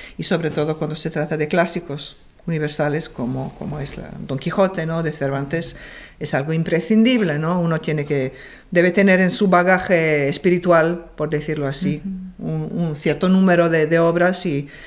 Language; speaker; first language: Spanish; non-native, fluent; Serbian